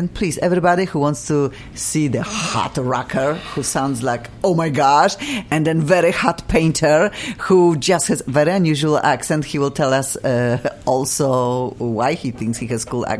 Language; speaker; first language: English; non-native, fluent; Polish